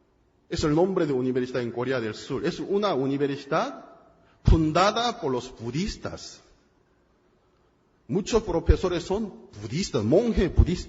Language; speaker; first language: Spanish; non-native, fluent; Korean